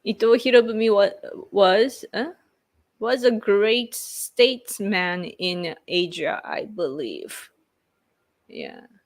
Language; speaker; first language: English; non-native, fluent; Japanese